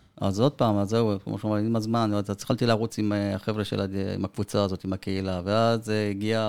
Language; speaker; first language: Hebrew; early bilingual, other home language; Spanish